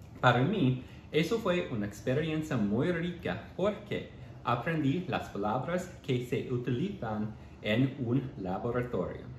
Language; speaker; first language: Spanish; non-native, fluent; English